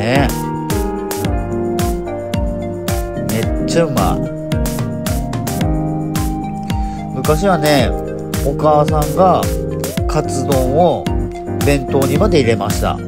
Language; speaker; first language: Japanese; native; Japanese